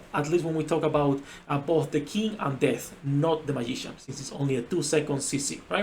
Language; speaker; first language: English; non-native, fluent; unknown